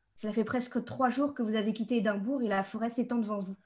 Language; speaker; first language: French; native; French